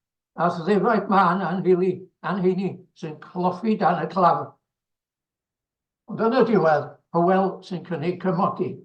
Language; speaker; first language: Welsh; native; Welsh